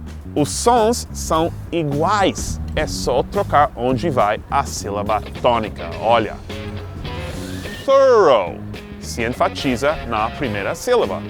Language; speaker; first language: Portuguese; non-native, fluent; English